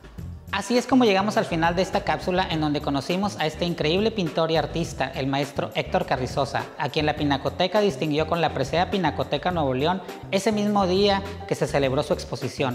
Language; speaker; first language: Spanish; native; Spanish